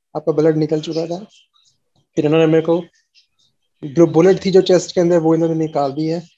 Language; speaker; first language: Hindi; native; Hindi